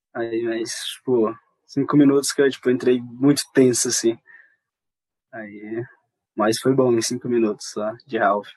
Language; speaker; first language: Portuguese; native; Portuguese